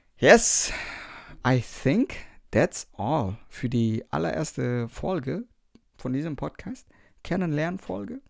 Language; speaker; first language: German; non-native, fluent; Indonesian